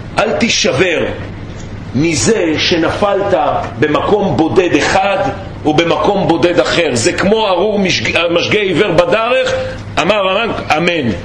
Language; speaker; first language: Hebrew; native; Hebrew